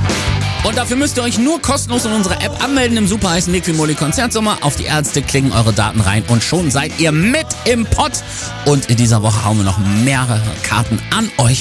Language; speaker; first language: German; native; German